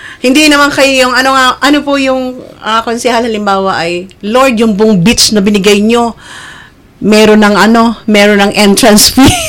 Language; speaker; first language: Filipino; native; Filipino